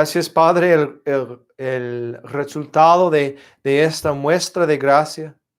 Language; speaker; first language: Spanish; non-native, fluent; English